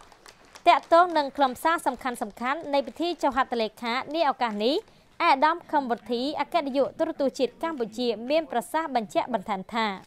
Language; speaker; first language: Khmer; native; Khmer